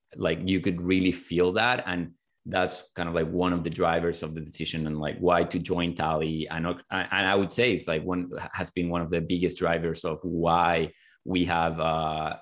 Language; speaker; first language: English; non-native, fluent; Spanish